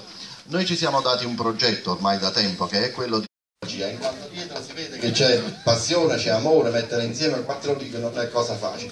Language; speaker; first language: Italian; native; Italian